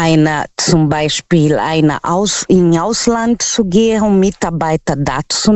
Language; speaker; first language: German; non-native, learner; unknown